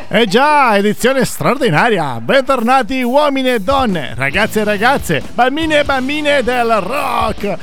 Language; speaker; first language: Italian; native; Italian